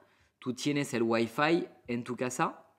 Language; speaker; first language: Spanish; non-native, fluent; French